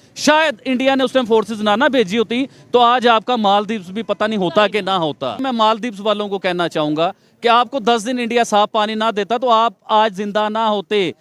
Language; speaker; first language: Urdu; non-native, local second language; Punjabi